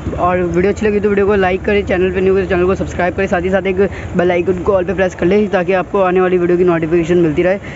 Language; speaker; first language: Hindi; native; Hindi